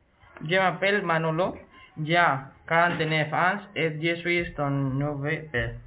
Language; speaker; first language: French; non-native, learner; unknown